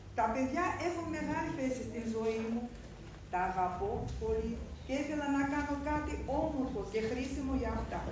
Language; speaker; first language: Greek; non-native, fluent; Russian